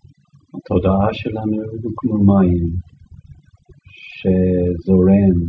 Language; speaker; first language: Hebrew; non-native, fluent; English